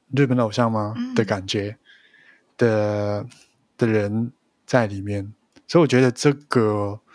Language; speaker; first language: Chinese; non-native, local second language; Cantonese